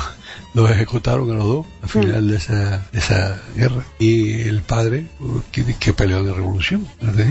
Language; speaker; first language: Spanish; native; Spanish